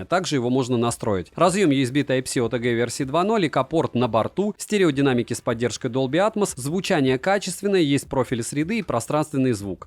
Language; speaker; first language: Russian; native; Russian